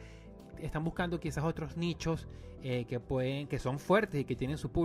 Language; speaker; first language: Spanish; native; Spanish